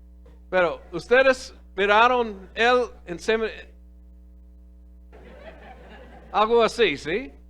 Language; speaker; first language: Spanish; non-native, fluent; English